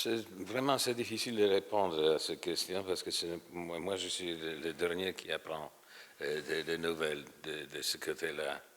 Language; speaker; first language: French; non-native, fluent; Polish